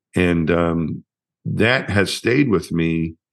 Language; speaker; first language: English; native; English